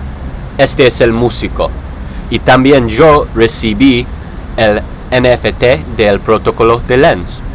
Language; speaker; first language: Spanish; non-native, learner; English